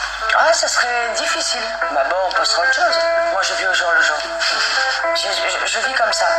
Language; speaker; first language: French; native; French